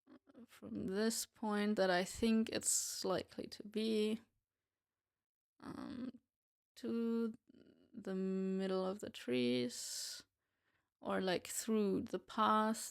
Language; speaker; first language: English; non-native, fluent; German